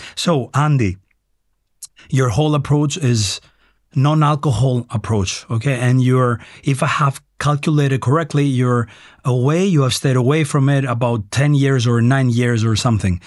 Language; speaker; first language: English; non-native, fluent; Greek